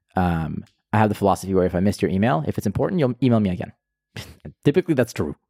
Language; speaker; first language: English; non-native, fluent; Hebrew